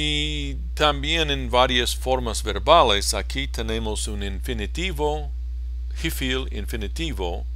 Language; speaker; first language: Spanish; non-native, fluent; English